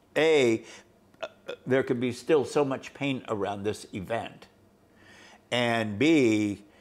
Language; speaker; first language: English; native; English